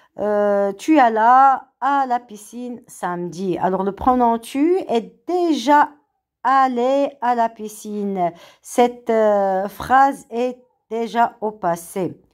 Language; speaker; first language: French; non-native, local second language; Arabic